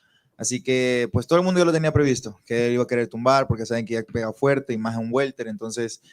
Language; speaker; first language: Spanish; native; Spanish